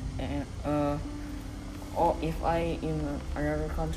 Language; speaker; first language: English; non-native, learner; Indonesian